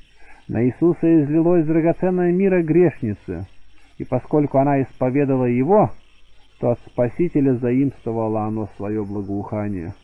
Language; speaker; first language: Russian; native; Russian